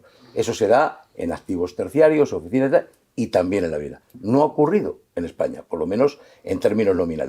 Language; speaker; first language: Spanish; native; Spanish